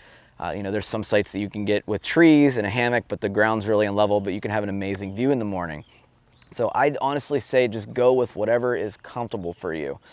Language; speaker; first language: English; native; English